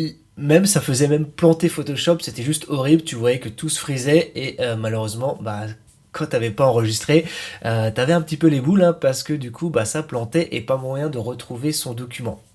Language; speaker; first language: French; native; French